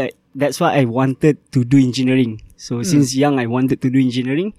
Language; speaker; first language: English; non-native, local second language; Malay